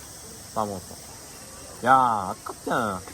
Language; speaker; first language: Korean; non-native, fluent; Japanese